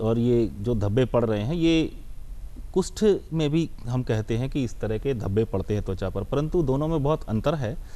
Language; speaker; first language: Hindi; native; Hindi